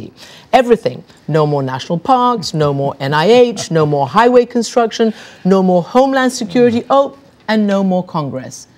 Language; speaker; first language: English; native; English